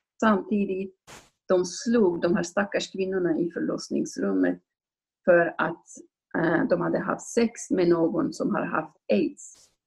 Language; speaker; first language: Swedish; non-native, fluent; Kurdish